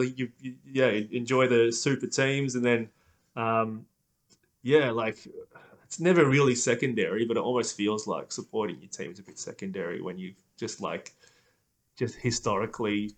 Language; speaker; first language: English; native; English